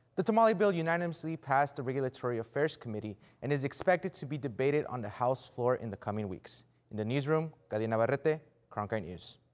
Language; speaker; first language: English; early bilingual, other home language; Spanish